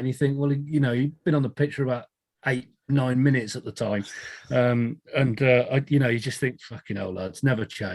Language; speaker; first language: English; native; English